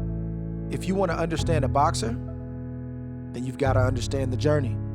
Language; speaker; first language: English; native; English